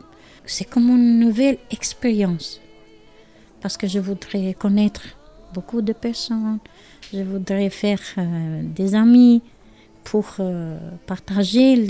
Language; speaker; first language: French; non-native, learner; Albanian